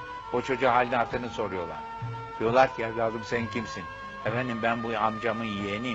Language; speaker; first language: Turkish; native; Turkish